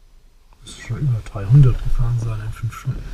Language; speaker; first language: German; native; German